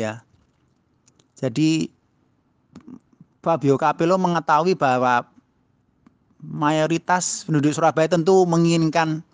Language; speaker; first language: Indonesian; native; Indonesian